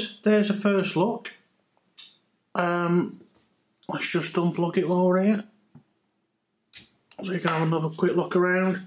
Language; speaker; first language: English; native; English